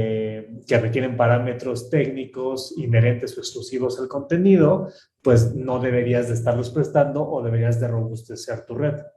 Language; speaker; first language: Spanish; native; Spanish